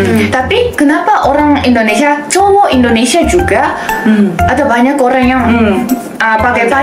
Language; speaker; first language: Indonesian; non-native, learner; Japanese